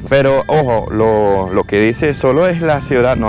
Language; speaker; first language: Spanish; non-native, fluent; German